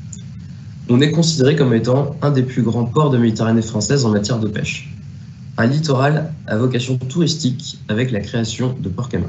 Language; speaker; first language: French; native; French